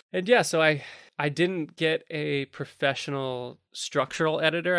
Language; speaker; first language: English; native; English